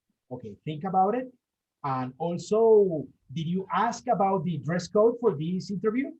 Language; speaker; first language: English; non-native, fluent; Spanish